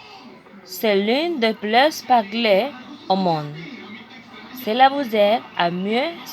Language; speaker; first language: French; non-native, learner; Spanish